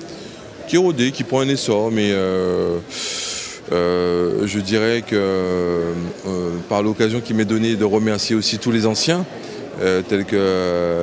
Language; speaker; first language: French; native; French